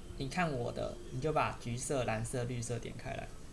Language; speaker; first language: Chinese; native; Chinese